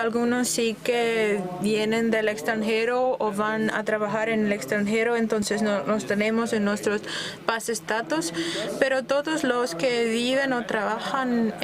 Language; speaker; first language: Spanish; non-native, fluent; Dutch